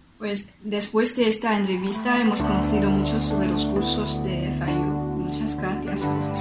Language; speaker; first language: Spanish; non-native, learner; Chinese